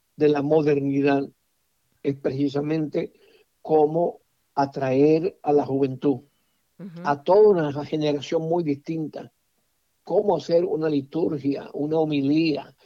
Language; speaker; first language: Spanish; native; Spanish